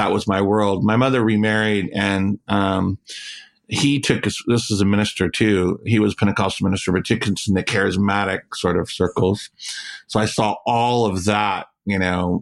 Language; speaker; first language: English; native; English